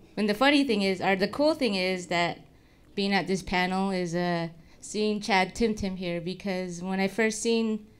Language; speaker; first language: English; native; English